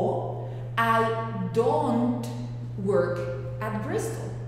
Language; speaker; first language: English; non-native, fluent; Spanish